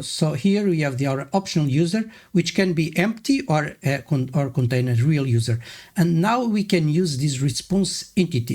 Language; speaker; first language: English; non-native, fluent; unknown